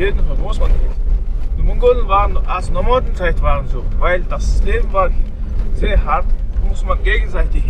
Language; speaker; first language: German; non-native, learner; Mongolian